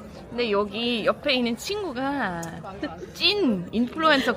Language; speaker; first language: Korean; non-native, fluent; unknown